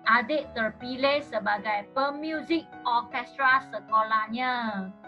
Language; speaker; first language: Malay; non-native, local second language; Chinese